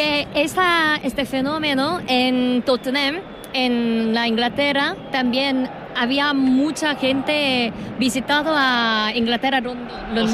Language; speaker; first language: Spanish; non-native, learner; Korean